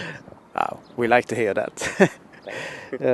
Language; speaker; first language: English; non-native, fluent; Swedish